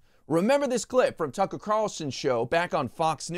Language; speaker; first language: English; native; English